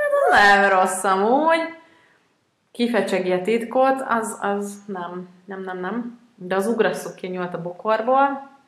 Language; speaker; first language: Hungarian; native; Hungarian